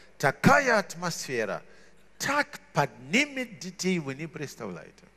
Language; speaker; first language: Russian; non-native, fluent; Shona